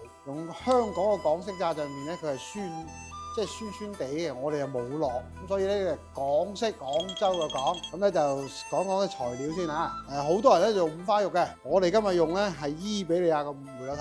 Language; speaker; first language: Cantonese; native; Cantonese